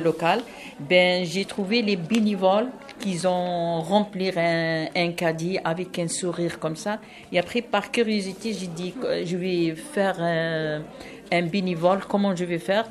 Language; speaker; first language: French; non-native, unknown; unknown